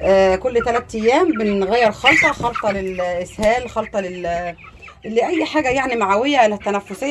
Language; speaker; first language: Arabic; native; Arabic